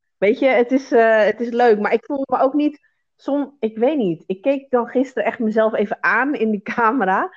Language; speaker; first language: Dutch; native; Dutch